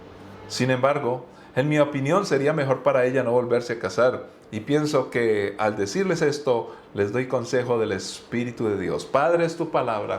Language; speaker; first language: Spanish; native; Spanish